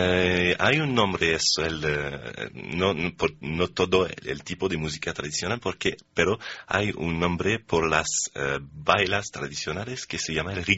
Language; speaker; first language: Spanish; non-native, fluent; French